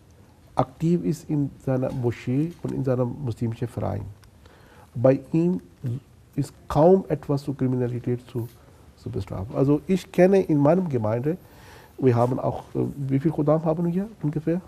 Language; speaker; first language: German; non-native, fluent; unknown